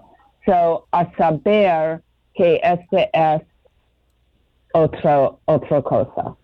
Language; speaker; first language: Spanish; non-native, learner; English